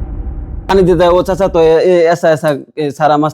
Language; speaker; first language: Hindi; non-native, learner; Bangla